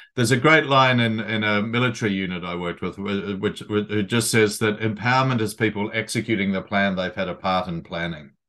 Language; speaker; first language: English; native; English